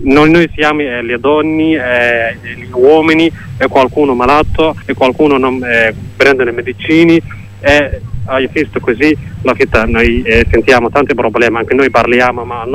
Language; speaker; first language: Italian; non-native, learner; Somali